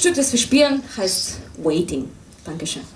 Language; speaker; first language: German; non-native, fluent; Russian